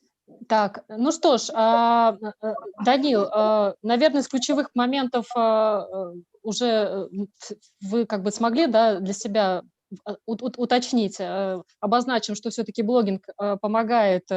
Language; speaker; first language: Russian; native; Russian